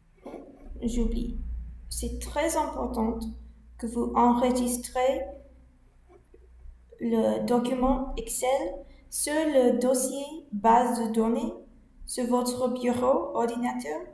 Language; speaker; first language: French; non-native, learner; English